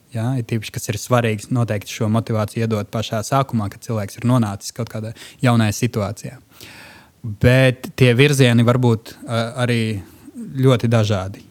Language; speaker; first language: Latvian; non-native, local second language; Russian